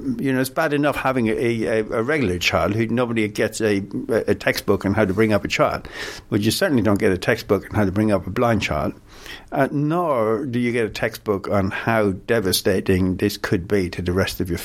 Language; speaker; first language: English; native; English